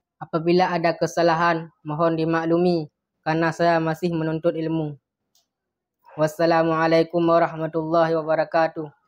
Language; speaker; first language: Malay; non-native, local second language; Achinese